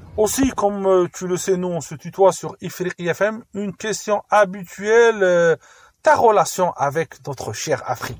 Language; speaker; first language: French; non-native, local second language; Arabic